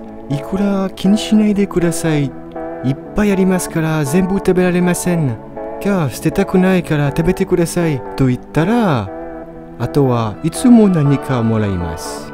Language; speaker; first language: Japanese; non-native, learner; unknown